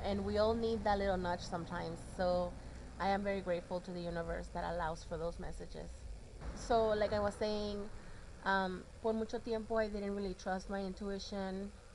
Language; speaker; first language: English; early bilingual, other home language; Spanish